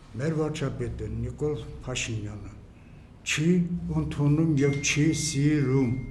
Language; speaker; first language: Armenian; native; Armenian